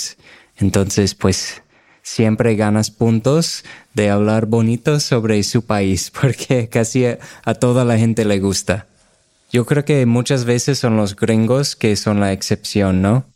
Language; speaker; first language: Spanish; non-native, fluent; English